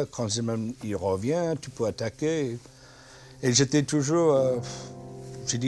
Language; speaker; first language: French; non-native, fluent; English